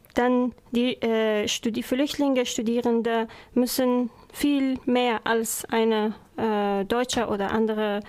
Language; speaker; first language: German; non-native, learner; Persian